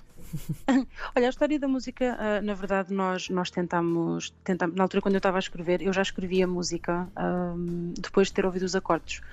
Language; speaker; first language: Portuguese; native; Portuguese